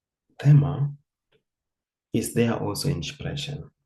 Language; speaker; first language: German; non-native, fluent; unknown